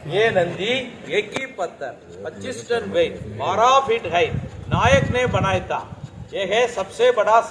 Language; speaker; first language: Hindi; non-native, local second language; Tamil